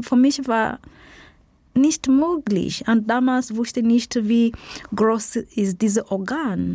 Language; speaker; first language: German; non-native, fluent; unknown